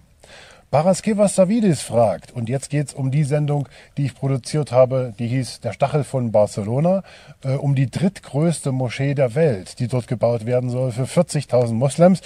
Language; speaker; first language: German; native; German